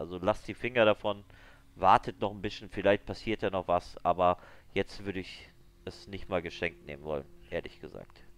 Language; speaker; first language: German; native; German